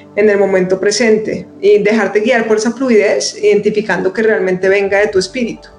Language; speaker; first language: Spanish; native; Spanish